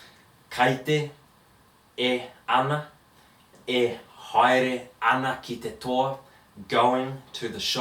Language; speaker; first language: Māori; non-native, learner; English